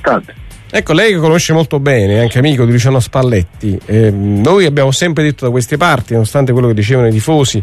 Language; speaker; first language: Italian; native; Italian